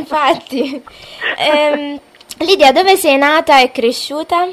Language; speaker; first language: Italian; native; Italian